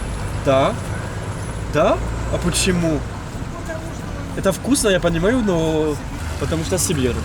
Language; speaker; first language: Russian; non-native, learner; French